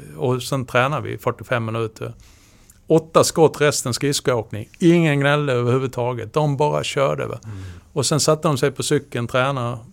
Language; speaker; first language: Swedish; native; Swedish